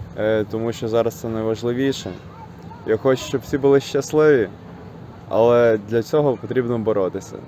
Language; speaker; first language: Ukrainian; native; Ukrainian